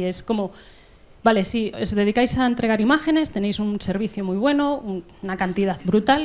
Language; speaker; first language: Spanish; native; Spanish